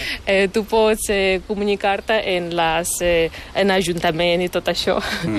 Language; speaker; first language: Catalan; non-native, fluent; Ukrainian